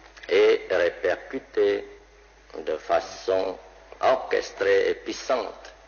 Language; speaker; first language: French; non-native, local second language; Vietnamese